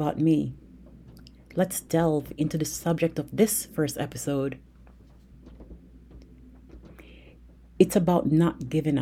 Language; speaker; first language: English; native; English